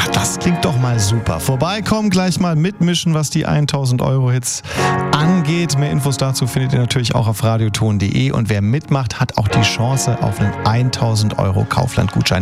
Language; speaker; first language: German; native; German